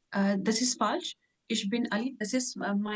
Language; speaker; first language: German; non-native, learner; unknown